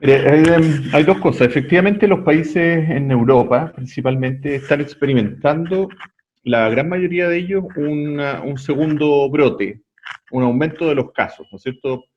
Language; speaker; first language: Spanish; native; Spanish